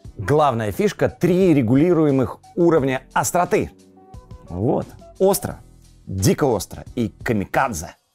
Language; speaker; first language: Russian; native; Russian